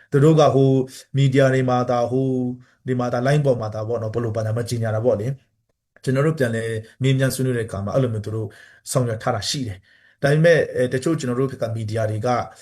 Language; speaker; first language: Burmese; non-native, local second language; Hakha Chin